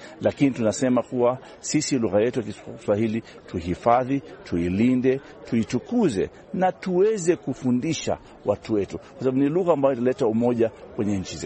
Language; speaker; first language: Swahili; native; Swahili